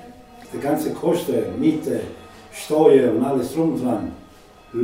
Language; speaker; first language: German; non-native, learner; Italian